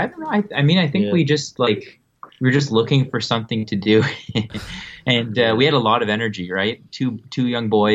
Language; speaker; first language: English; native; English